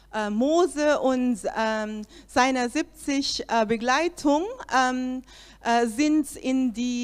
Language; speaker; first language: German; non-native, learner; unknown